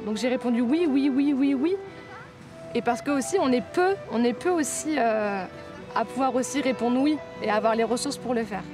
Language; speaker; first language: French; native; French